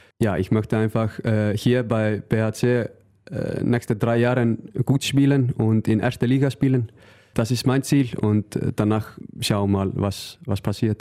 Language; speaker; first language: German; non-native, learner; Icelandic